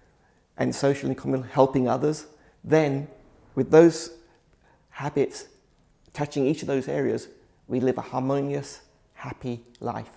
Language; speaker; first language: English; early bilingual, other home language; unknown